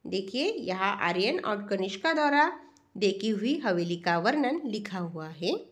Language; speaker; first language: Hindi; non-native, local second language; Marathi